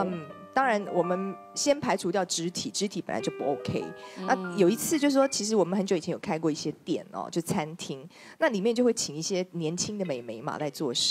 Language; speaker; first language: Chinese; native; Chinese